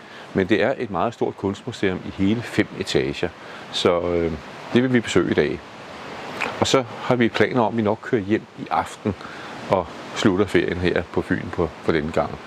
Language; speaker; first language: Danish; native; Danish